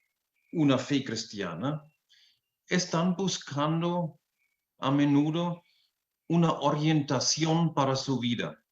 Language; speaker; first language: Spanish; non-native, fluent; German